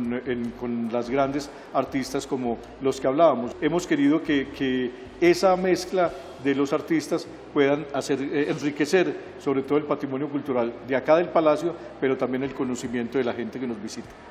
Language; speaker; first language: Spanish; native; Spanish